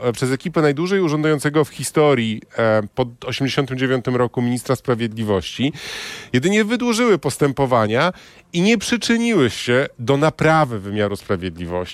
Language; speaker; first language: Polish; native; Polish